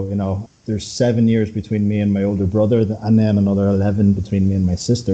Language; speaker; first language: English; native; English